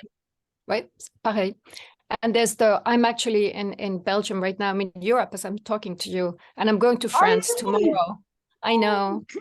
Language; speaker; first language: English; non-native, fluent; Swedish